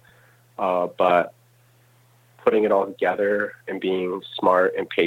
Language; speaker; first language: English; native; English